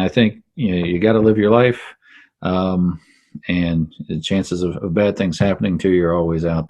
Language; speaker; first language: English; native; English